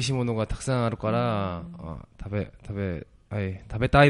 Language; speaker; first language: Japanese; non-native, learner; Korean